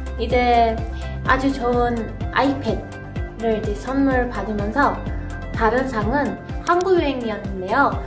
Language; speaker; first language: Korean; non-native, fluent; Persian